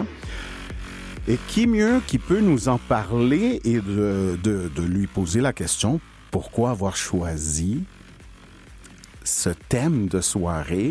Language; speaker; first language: French; non-native, fluent; Spanish